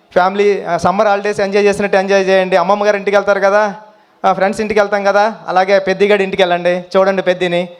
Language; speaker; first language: Telugu; native; Telugu